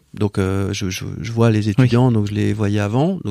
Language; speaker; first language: French; native; French